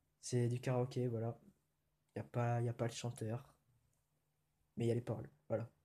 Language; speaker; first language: French; native; French